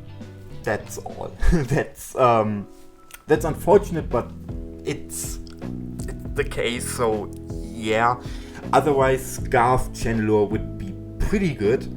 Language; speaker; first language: English; non-native, fluent; German